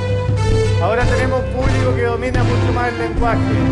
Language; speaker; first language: Spanish; native; Spanish